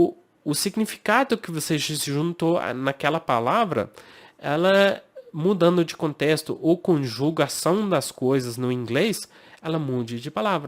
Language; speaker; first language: Portuguese; non-native, fluent; English